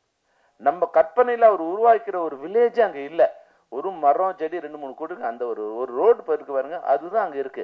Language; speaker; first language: Tamil; native; Tamil